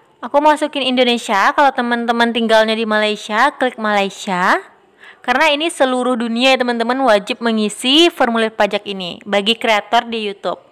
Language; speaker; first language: Indonesian; non-native, local second language; Minangkabau